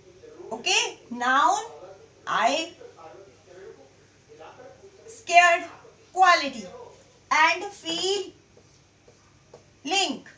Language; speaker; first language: English; non-native, local second language; Hindi